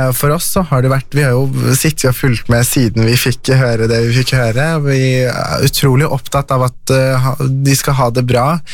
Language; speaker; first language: Norwegian; early bilingual, other home language; Persian